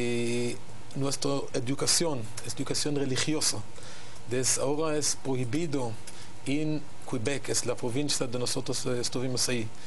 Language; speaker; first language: Spanish; non-native, learner; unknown